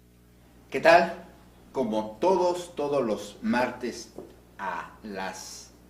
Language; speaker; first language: Spanish; native; Spanish